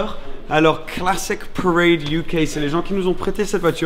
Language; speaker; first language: French; native; French